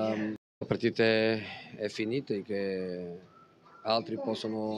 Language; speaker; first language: Italian; non-native, fluent; Portuguese